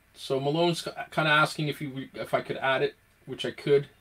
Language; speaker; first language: English; native; English